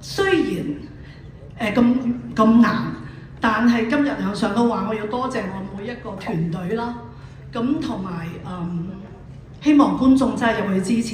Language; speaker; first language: Cantonese; native; Cantonese